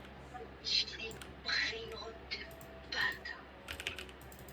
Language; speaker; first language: French; native; French